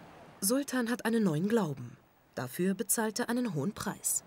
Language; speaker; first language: German; native; German